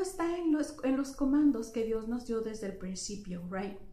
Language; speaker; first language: Spanish; early bilingual, heritage; Spanish